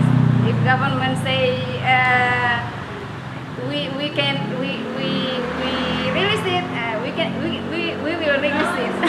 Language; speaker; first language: English; non-native, learner; Indonesian